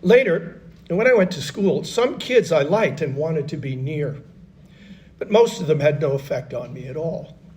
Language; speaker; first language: English; native; English